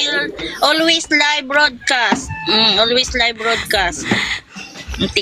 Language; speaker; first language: English; non-native, local second language; Filipino